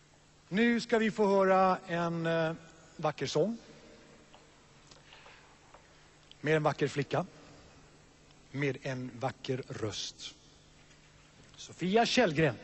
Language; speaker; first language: Swedish; native; Swedish